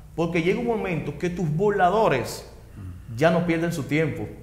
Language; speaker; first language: Spanish; native; Spanish